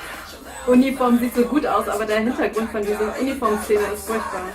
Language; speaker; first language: German; native; German